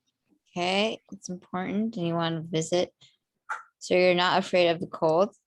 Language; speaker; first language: English; non-native, fluent; Chinese